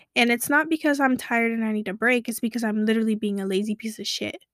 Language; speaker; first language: English; early bilingual, other home language; Kabuverdianu